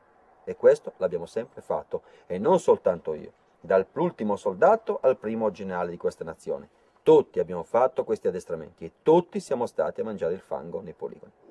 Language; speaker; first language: Italian; native; Italian